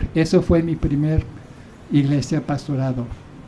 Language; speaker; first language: Spanish; non-native, fluent; English